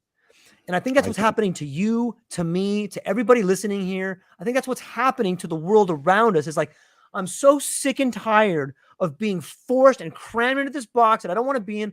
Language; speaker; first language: English; native; English